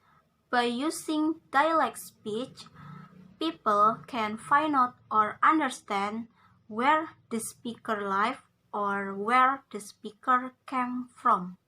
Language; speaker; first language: English; non-native, learner; Indonesian